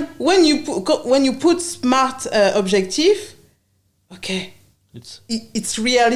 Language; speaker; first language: English; non-native, learner; French